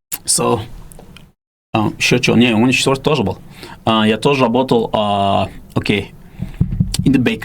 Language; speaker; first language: Russian; non-native, local second language; Uzbek